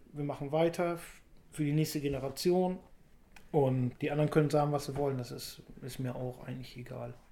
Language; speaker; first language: German; native; German